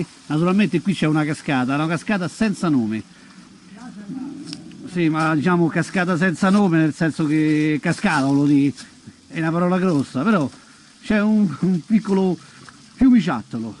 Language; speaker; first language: Italian; native; Italian